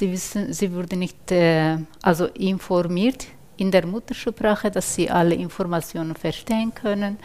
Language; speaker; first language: German; non-native, fluent; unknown